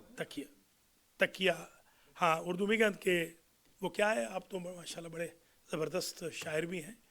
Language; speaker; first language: Urdu; native; Urdu